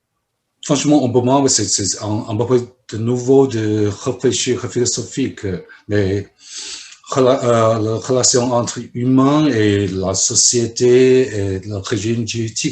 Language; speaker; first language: French; non-native, fluent; Chinese